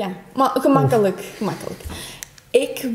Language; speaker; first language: Dutch; early bilingual, other home language; Turkish